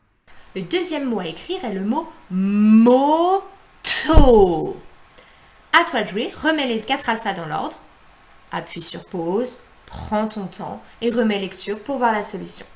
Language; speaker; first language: French; native; French